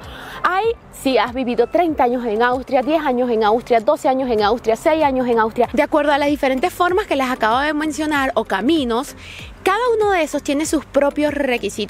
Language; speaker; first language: Spanish; native; Spanish